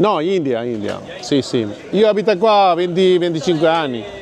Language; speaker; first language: Italian; non-native, learner; Malayalam